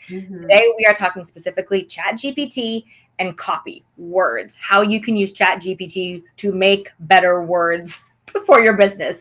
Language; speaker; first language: English; native; English